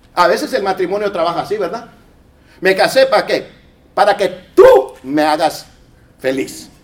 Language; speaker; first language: Spanish; early bilingual, heritage; Spanish